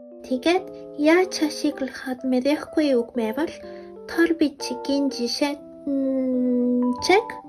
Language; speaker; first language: Mongolian; non-native, learner; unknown